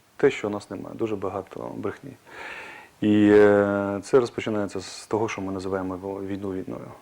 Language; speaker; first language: Ukrainian; non-native, local second language; Russian